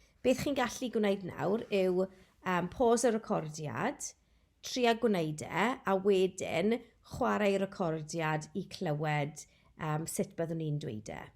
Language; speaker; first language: Welsh; non-native, local second language; English